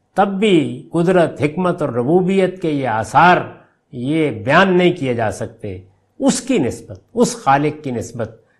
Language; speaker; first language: Urdu; native; Urdu